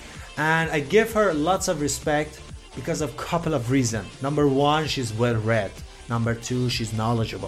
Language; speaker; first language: English; non-native, fluent; Persian